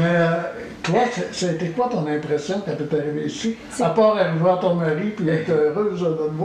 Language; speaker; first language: French; native; French